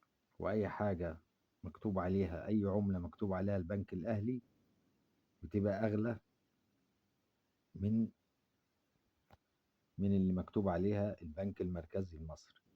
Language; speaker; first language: Arabic; native; Arabic